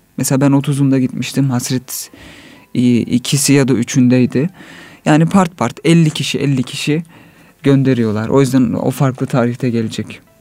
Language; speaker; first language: Turkish; native; Turkish